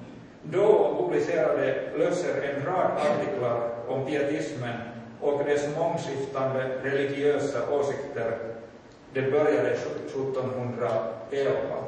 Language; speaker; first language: Swedish; non-native, local second language; Finnish